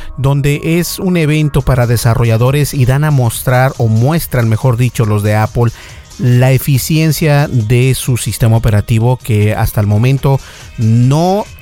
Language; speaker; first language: Spanish; native; Spanish